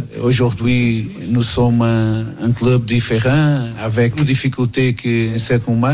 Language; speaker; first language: French; non-native, fluent; Portuguese